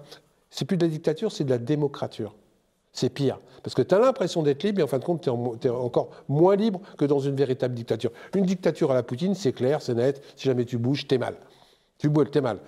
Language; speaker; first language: French; native; French